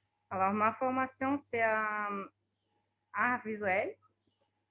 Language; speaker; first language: French; non-native, fluent; Portuguese